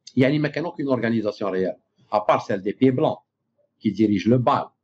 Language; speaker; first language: French; non-native, local second language; Arabic